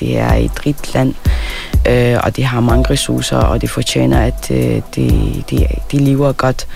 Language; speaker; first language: Danish; early bilingual, other home language; Arabic